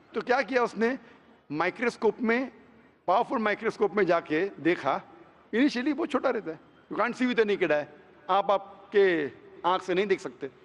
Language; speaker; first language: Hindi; non-native, local second language; Konkani